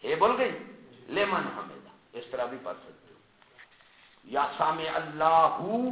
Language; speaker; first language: Urdu; non-native, local second language; Punjabi